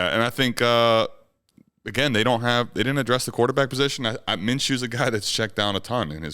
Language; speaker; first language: English; native; English